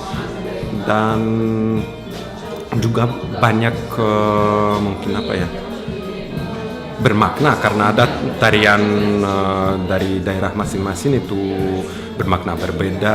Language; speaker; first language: Indonesian; non-native, fluent; Russian